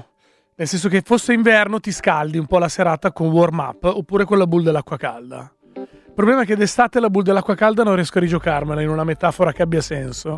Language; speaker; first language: Italian; native; Italian